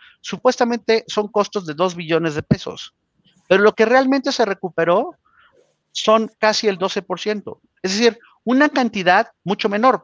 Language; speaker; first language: Spanish; native; Spanish